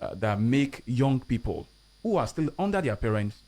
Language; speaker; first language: English; non-native, local second language; Yoruba